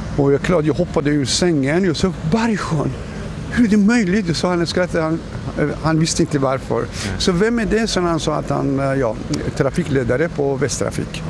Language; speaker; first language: Swedish; non-native, fluent; Persian